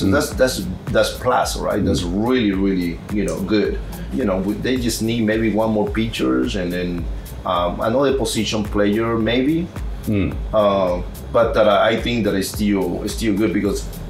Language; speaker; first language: English; non-native, fluent; Spanish